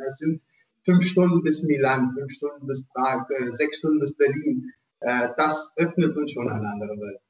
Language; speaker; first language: German; non-native, fluent; Portuguese